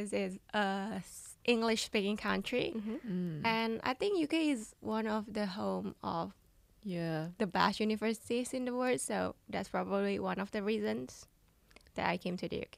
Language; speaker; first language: English; non-native, fluent; Indonesian